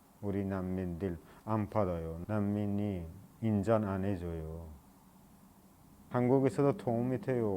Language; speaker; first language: Korean; non-native, learner; Persian